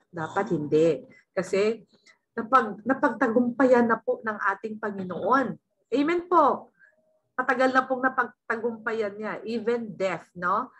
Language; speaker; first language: Filipino; native; Filipino